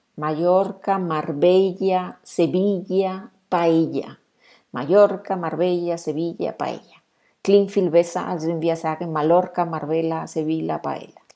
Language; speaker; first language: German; non-native, fluent; Spanish